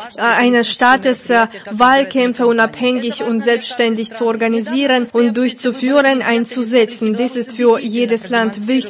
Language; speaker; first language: German; non-native, fluent; Russian